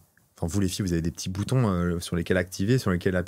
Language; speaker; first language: French; native; French